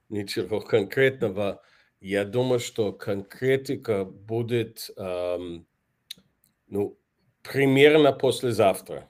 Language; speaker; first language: Russian; non-native, fluent; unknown